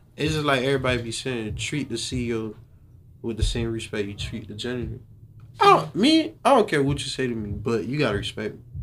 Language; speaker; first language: English; early bilingual, other home language; Haitian Creole